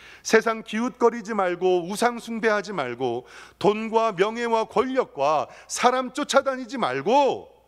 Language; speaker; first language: Korean; native; Korean